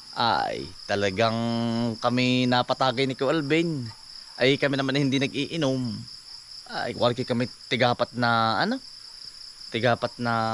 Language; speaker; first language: Filipino; native; Filipino